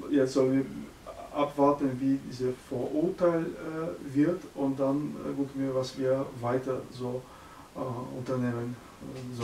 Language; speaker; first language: German; non-native, learner; Bulgarian